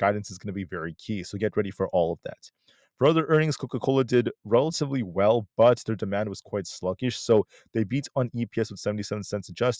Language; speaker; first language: English; native; English